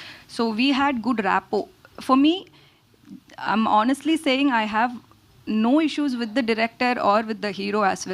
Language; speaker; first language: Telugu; non-native, learner; Tamil